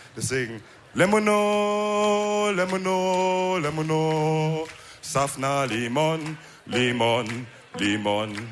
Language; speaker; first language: German; early bilingual, other home language; Wolof